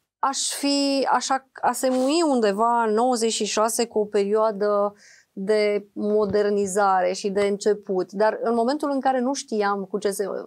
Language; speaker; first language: Romanian; native; Romanian